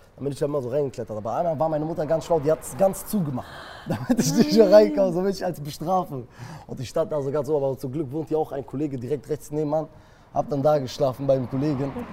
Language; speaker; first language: German; early bilingual, other home language; Kurdish